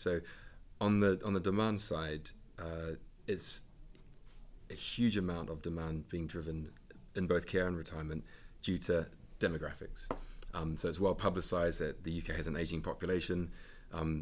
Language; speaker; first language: English; native; English